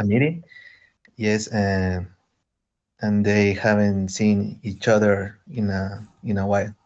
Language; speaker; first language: English; non-native, learner; Spanish